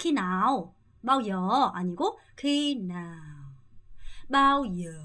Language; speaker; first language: Vietnamese; non-native, fluent; Korean